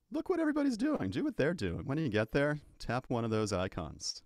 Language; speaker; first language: English; native; English